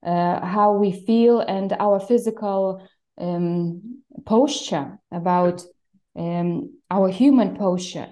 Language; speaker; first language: English; non-native, fluent; Lithuanian